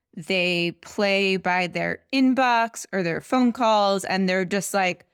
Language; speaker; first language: English; native; English